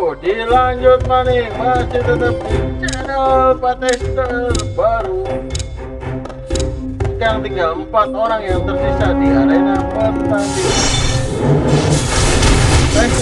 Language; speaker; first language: Indonesian; native; Indonesian